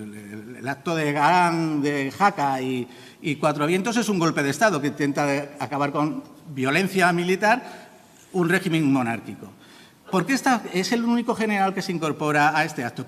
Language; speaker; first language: Spanish; native; Spanish